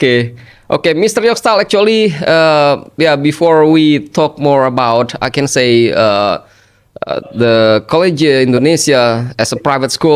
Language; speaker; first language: English; non-native, fluent; Indonesian